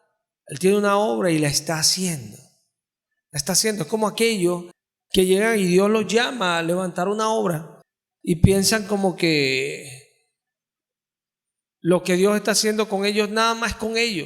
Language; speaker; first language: Spanish; native; Spanish